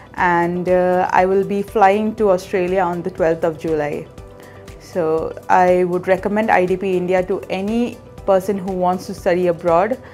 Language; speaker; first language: English; non-native, local second language; Malayalam